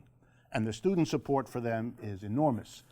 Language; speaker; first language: English; native; English